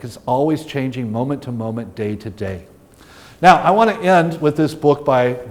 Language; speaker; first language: English; native; English